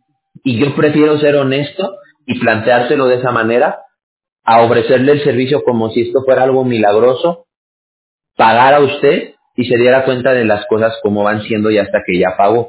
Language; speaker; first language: Spanish; native; Spanish